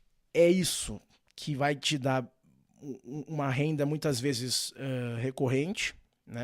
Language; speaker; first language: Portuguese; native; Portuguese